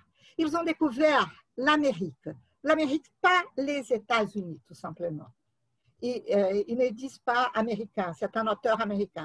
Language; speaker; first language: French; non-native, fluent; Portuguese